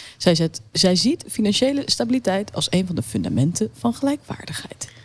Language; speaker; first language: Dutch; native; Dutch